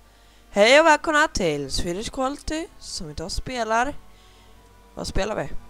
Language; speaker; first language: Swedish; native; Swedish